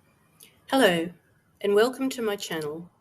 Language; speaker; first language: English; native; English